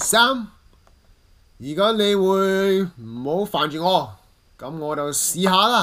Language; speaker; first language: Cantonese; early bilingual, heritage; English